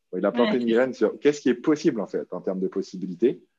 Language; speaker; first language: French; native; French